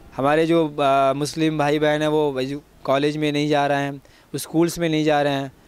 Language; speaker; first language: Hindi; native; Hindi